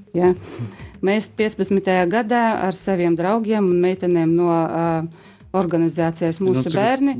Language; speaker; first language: Latvian; non-native, local second language; Russian